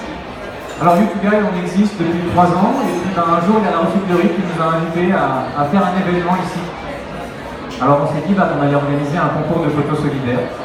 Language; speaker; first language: French; native; French